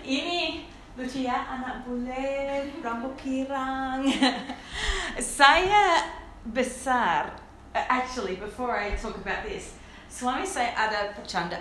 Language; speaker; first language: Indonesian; non-native, fluent; English